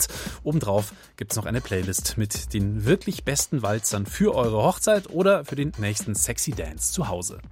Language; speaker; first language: German; native; German